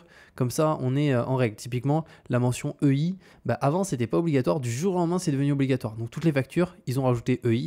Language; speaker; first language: French; native; French